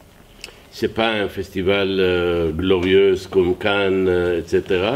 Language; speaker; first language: French; non-native, learner; Hebrew